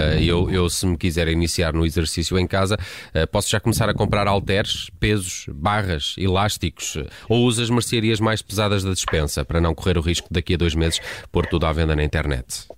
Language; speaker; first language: Portuguese; native; Portuguese